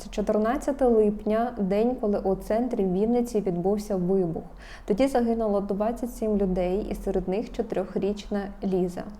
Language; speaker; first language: Ukrainian; non-native, local second language; Russian